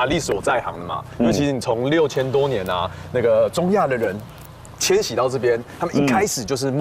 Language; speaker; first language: Chinese; native; Chinese